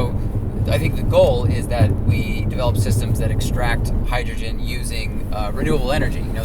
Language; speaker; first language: English; native; English